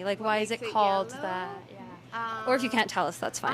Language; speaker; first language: English; native; English